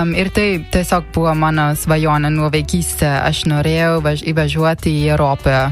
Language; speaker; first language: Lithuanian; non-native, learner; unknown